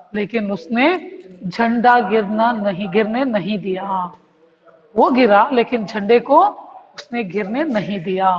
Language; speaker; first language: Hindi; non-native, local second language; Kannada